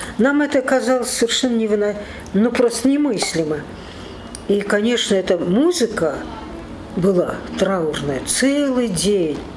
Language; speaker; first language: Russian; native; Russian